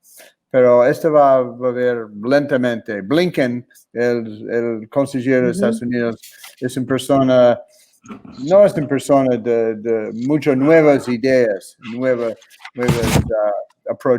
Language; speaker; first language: Spanish; non-native, fluent; English